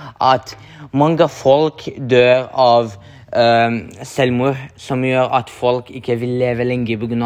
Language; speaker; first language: Norwegian; non-native, local second language; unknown